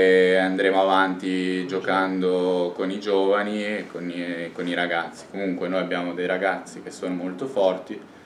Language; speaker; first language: Italian; native; Italian